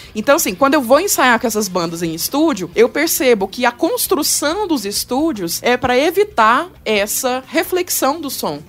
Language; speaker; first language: Portuguese; native; Portuguese